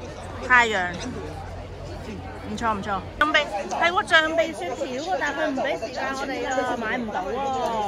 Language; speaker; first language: Chinese; native; Chinese